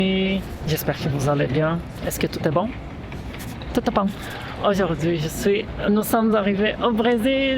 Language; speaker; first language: French; non-native, fluent; Portuguese